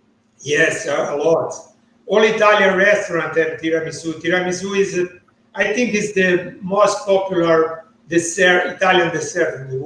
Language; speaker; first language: English; non-native, learner; Italian